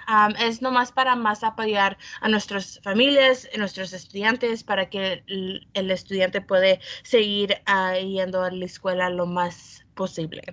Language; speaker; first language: Spanish; early bilingual, heritage; Spanish